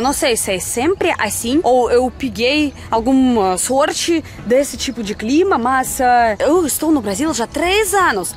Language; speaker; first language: Portuguese; non-native, fluent; Russian